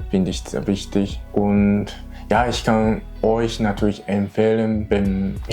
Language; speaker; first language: German; non-native, learner; Japanese